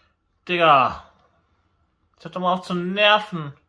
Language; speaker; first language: German; native; German